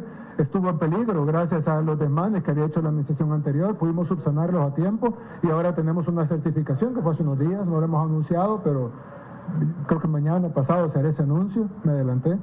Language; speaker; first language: Spanish; native; Spanish